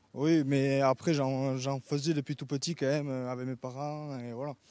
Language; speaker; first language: French; native; French